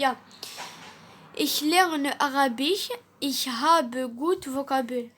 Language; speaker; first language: German; non-native, learner; Arabic